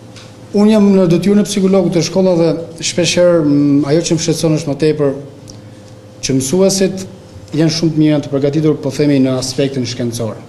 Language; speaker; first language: Albanian; native; Albanian